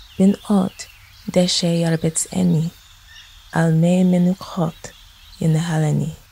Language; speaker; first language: Hebrew; non-native, learner; English